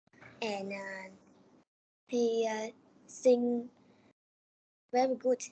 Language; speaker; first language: English; non-native, learner; Vietnamese